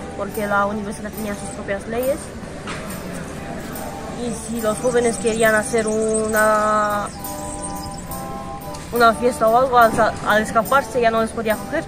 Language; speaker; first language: Spanish; non-native, fluent; Romanian